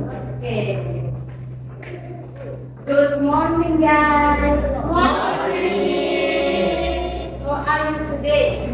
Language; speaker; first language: English; non-native, learner; Indonesian